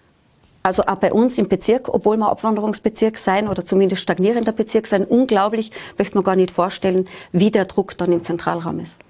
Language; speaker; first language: German; native; German